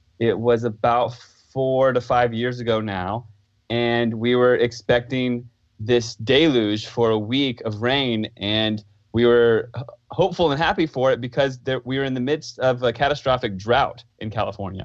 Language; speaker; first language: English; native; English